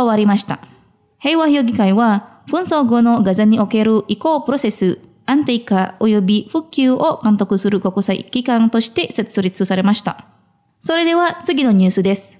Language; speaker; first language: Japanese; non-native, fluent; Indonesian